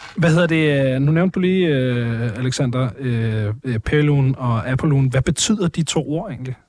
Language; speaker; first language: Danish; native; Danish